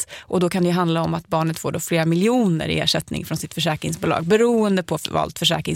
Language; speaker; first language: Swedish; native; Swedish